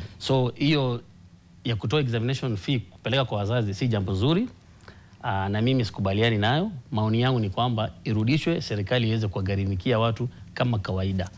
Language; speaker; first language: Swahili; non-native, local second language; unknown